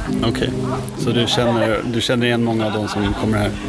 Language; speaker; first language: Swedish; native; Swedish